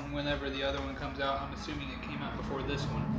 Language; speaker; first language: English; native; English